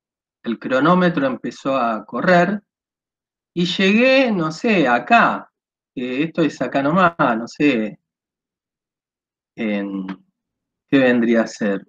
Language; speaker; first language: Spanish; native; Spanish